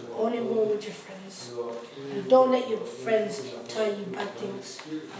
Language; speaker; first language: English; native; English